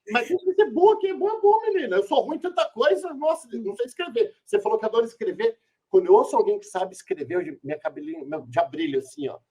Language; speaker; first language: Portuguese; native; Portuguese